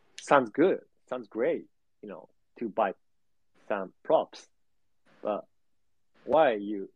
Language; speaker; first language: English; non-native, learner; Japanese